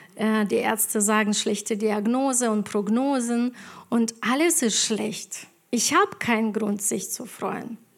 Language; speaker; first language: German; non-native, fluent; Ukrainian